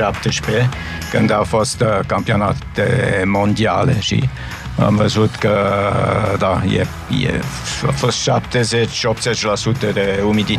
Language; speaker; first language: Romanian; non-native, fluent; German